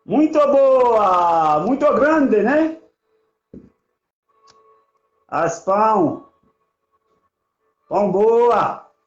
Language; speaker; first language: Portuguese; non-native, learner; Haitian Creole